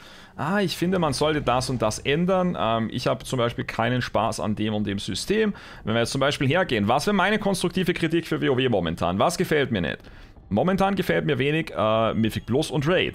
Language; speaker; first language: German; native; German